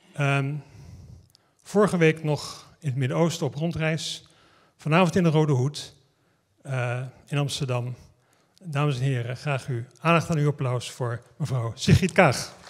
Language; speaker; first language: Dutch; native; Dutch